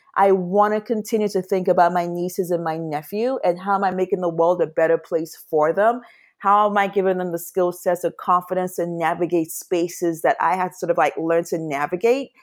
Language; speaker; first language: English; non-native, local second language; Yoruba